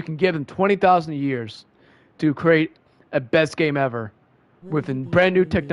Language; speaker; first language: English; native; English